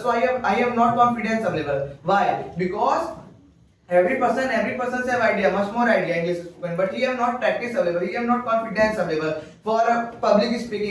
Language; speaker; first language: English; non-native, learner; Hindi